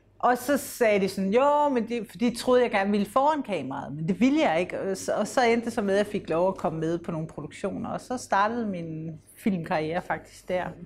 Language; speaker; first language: Danish; native; Danish